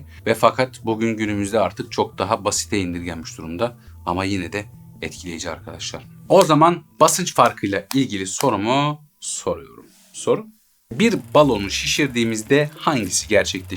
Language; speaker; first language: Turkish; native; Turkish